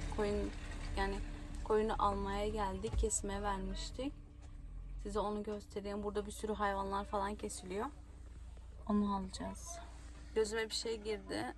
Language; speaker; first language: Turkish; native; Turkish